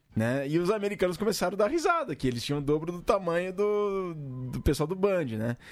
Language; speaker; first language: Portuguese; native; Portuguese